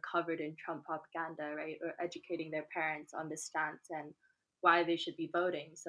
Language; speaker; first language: English; non-native, local second language; Chinese